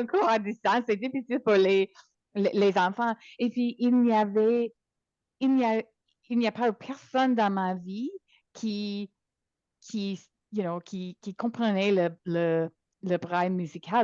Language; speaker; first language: French; non-native, local second language; English